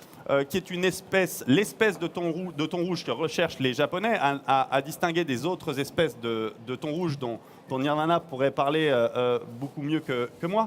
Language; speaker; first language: French; native; French